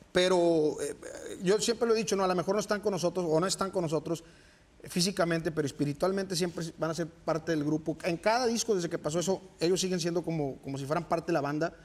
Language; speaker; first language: Spanish; native; Spanish